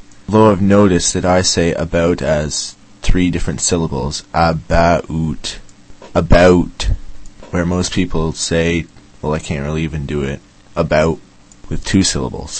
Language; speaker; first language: English; native; English